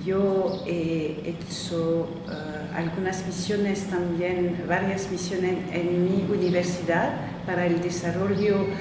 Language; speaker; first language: Spanish; non-native, fluent; French